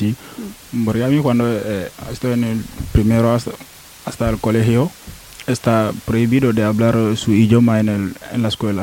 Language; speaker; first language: Spanish; non-native, learner; Wolof